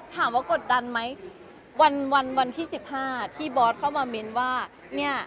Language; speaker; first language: Thai; early bilingual, other home language; Vietnamese